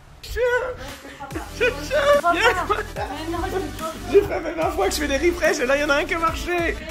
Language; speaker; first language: French; native; French